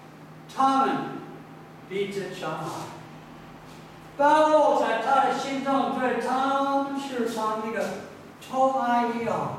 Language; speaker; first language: Chinese; non-native, learner; English